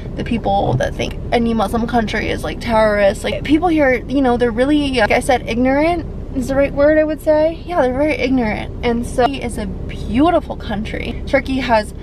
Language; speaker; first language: English; native; English